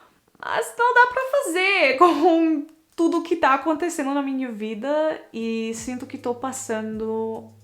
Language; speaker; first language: Portuguese; non-native, fluent; English